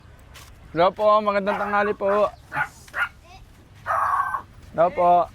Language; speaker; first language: Filipino; native; Filipino